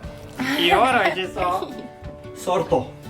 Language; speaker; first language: Japanese; non-native, learner; Serbian